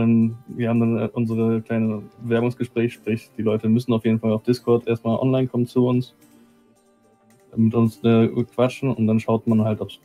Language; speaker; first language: German; native; German